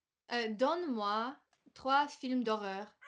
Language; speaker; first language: French; non-native, fluent; English